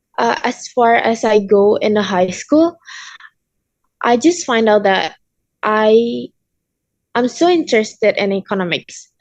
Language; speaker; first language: English; non-native, learner; Indonesian